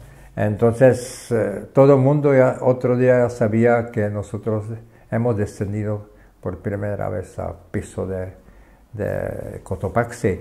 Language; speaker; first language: Spanish; non-native, fluent; Czech